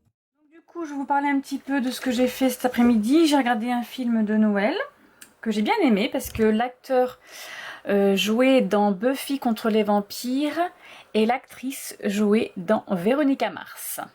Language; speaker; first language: French; native; French